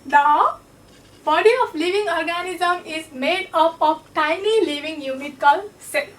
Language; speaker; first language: English; non-native, local second language; Nepali